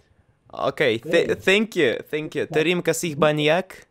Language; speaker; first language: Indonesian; non-native, learner; Russian